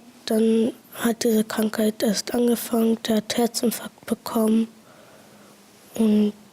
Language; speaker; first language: German; early bilingual, other home language; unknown